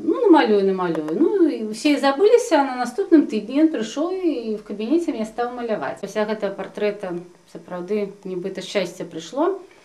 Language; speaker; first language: Belarusian; non-native, local second language; Russian